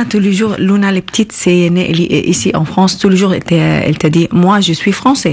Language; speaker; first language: French; non-native, learner; Arabic